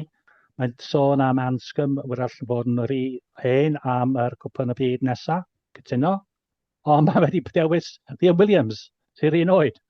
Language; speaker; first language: Welsh; native; Welsh